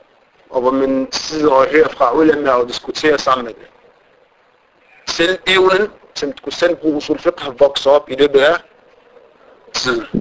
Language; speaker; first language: Danish; non-native, fluent; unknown